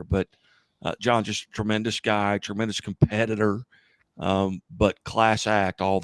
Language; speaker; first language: English; native; English